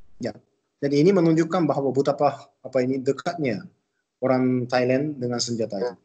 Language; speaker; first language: Malay; non-native, fluent; Japanese